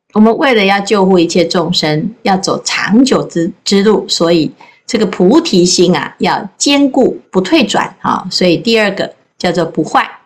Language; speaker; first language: Chinese; native; Chinese